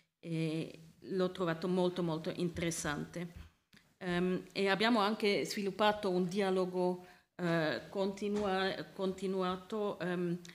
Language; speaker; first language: Italian; non-native, learner; Swiss German